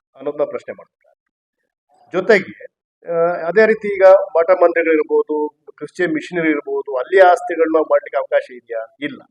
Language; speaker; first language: Kannada; native; Kannada